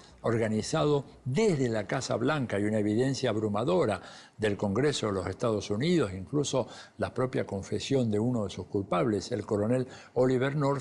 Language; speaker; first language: Spanish; native; Spanish